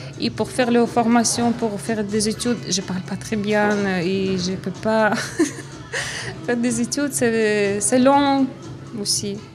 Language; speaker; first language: French; non-native, learner; Avaric